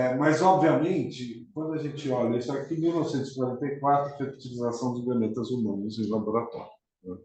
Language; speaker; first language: Portuguese; native; Portuguese